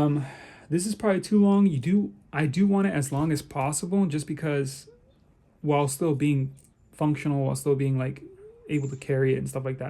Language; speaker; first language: English; native; English